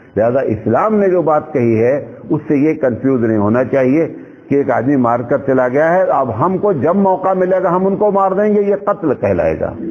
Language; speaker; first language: Urdu; native; Urdu